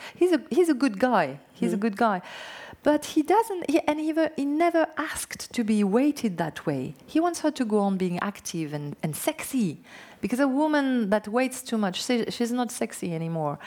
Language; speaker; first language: English; non-native, fluent; French